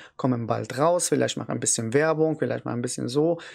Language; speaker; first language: German; non-native, fluent; Arabic